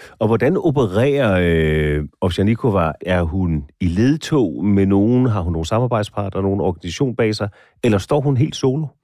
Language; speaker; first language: Danish; native; Danish